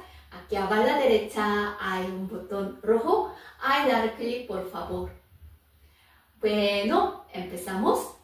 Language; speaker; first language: Spanish; non-native, fluent; Korean